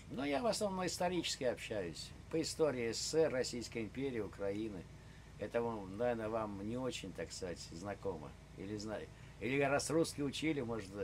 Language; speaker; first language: Russian; native; Russian